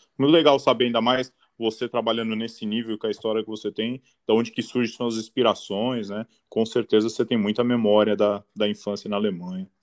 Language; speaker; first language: Portuguese; native; Portuguese